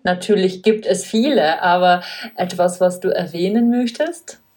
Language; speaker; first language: German; non-native, fluent; Czech